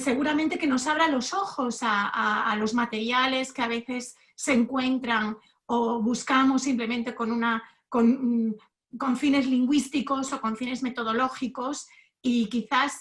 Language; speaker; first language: Spanish; native; Spanish